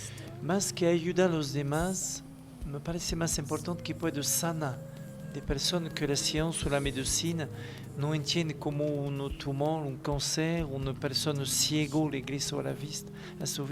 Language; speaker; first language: Spanish; non-native, learner; French